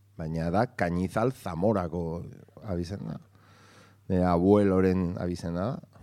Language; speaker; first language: Basque; non-native, local second language; Spanish